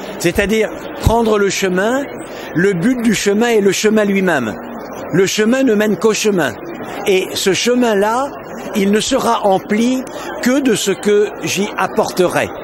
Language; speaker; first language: French; native; French